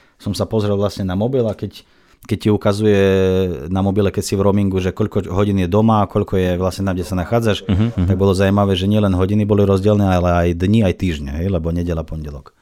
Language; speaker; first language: Slovak; non-native, fluent; Russian